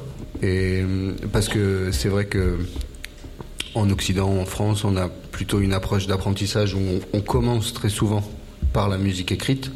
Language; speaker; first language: French; native; French